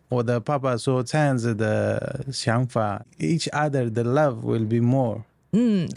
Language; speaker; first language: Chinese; non-native, learner; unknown